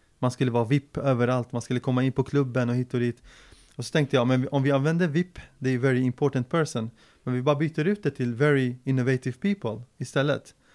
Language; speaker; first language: Swedish; early bilingual, other home language; Arabic